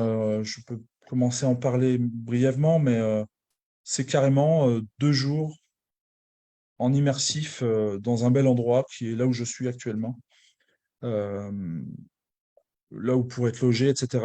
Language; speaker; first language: French; native; French